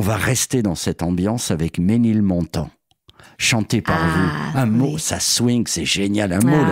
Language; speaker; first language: French; native; French